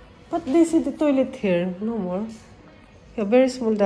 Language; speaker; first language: English; non-native, learner; Filipino